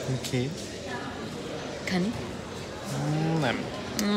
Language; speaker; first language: German; non-native, learner; Hungarian